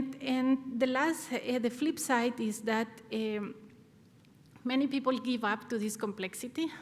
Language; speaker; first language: English; non-native, fluent; Spanish